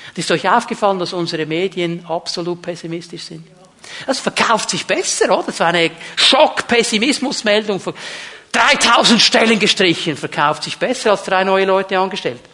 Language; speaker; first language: German; native; German